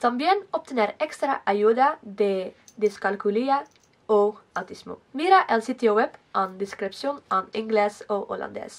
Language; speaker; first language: Spanish; non-native, learner; Dutch